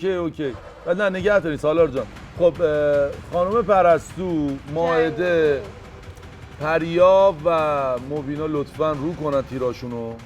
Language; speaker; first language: Persian; native; Persian